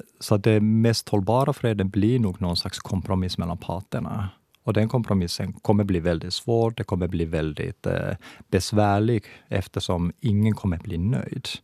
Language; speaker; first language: Swedish; native; Swedish